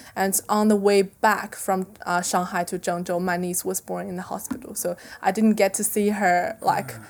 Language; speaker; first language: English; non-native, fluent; Chinese